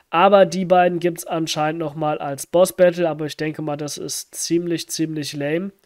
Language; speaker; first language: German; native; German